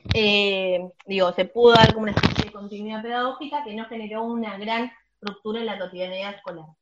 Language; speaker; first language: Spanish; native; Spanish